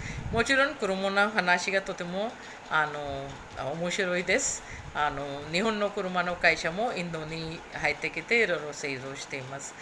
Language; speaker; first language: Japanese; non-native, fluent; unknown